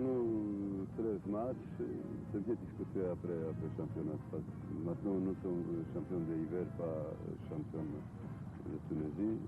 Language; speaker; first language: French; non-native, learner; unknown